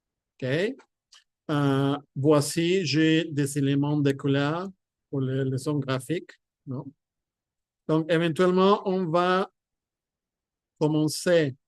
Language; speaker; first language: French; non-native, fluent; Spanish